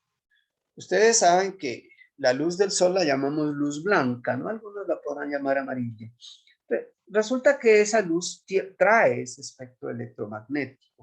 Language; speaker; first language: Spanish; native; Spanish